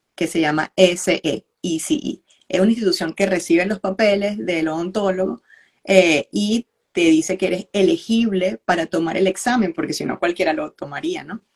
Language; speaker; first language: Spanish; native; Spanish